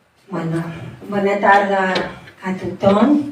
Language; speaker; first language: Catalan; non-native, fluent; Spanish